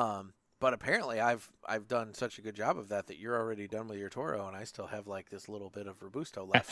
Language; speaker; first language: English; native; English